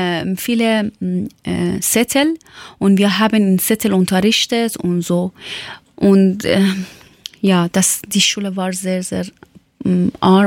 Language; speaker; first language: German; non-native, learner; Persian